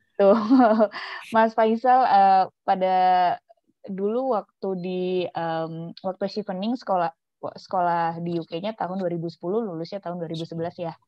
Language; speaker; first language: Indonesian; native; Indonesian